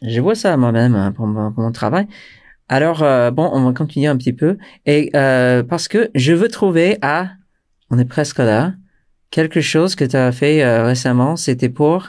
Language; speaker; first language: French; non-native, fluent; English